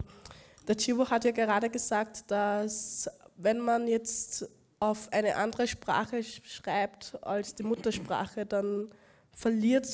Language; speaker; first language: German; native; German